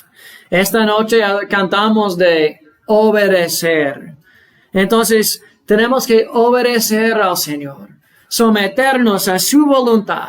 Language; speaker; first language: Spanish; non-native, fluent; English